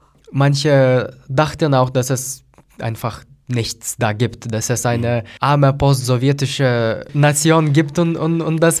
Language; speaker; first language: German; non-native, fluent; Lithuanian